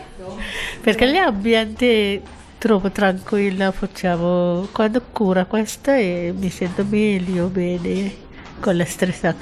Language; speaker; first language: Italian; non-native, learner; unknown